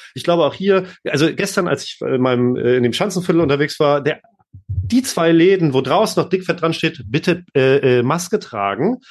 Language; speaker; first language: German; native; German